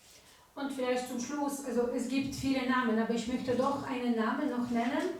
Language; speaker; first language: German; non-native, fluent; Ukrainian